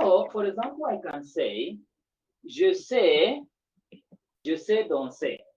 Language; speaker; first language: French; non-native, fluent; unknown